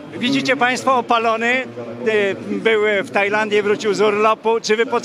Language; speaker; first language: Polish; native; Polish